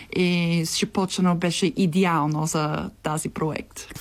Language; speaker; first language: Bulgarian; non-native, learner; English